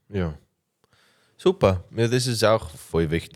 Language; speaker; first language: German; non-native, learner; English